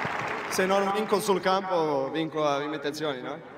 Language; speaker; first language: Italian; non-native, learner; Spanish